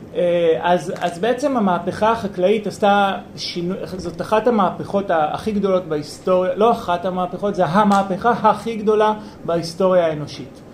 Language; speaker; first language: Hebrew; native; Hebrew